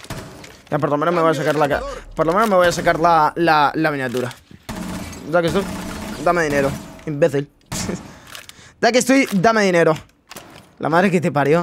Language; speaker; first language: Spanish; native; Spanish